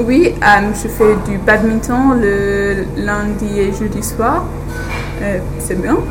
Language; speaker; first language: French; non-native, learner; English